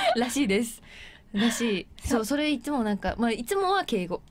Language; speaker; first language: Japanese; native; Japanese